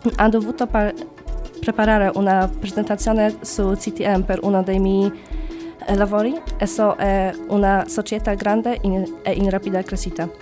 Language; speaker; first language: Italian; non-native, learner; Polish